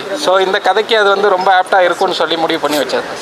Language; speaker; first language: Tamil; native; Tamil